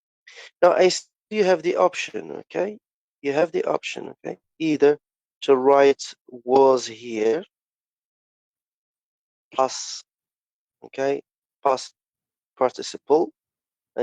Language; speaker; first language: English; non-native, fluent; Arabic